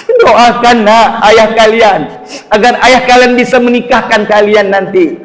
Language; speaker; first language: Indonesian; non-native, local second language; Achinese